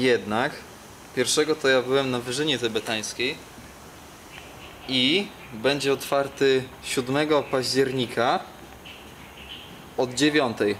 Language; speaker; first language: Polish; native; Polish